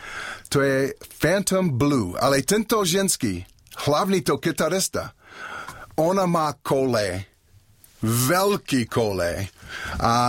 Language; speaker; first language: Czech; non-native, learner; English